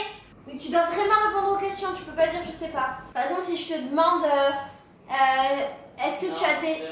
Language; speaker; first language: French; native; French